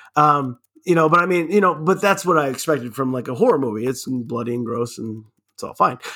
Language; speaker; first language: English; early bilingual, other home language; German